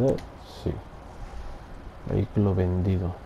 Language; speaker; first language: Spanish; native; Spanish